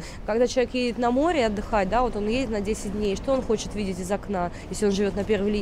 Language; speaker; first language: Russian; native; Russian